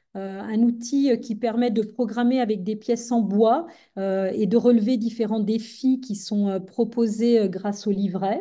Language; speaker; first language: French; native; French